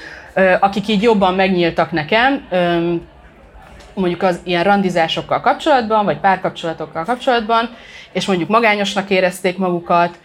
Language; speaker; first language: Hungarian; native; Hungarian